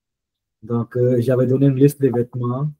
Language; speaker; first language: French; non-native, fluent; Punjabi